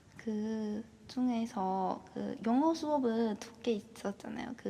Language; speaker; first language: Korean; non-native, learner; Chinese